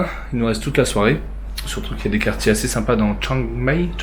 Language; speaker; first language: French; native; French